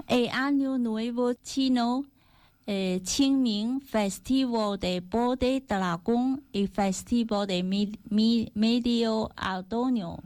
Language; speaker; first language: Spanish; non-native, learner; Chinese